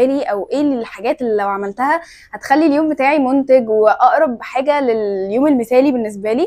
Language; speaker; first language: Arabic; native; Arabic